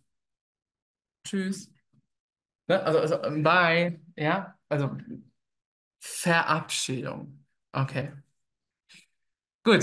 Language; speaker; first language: German; native; German